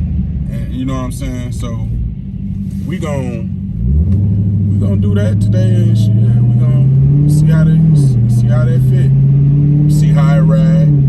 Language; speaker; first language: English; native; English